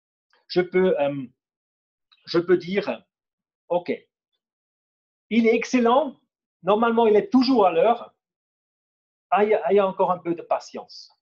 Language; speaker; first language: French; non-native, fluent; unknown